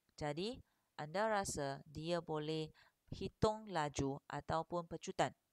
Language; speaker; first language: Malay; non-native, local second language; Chinese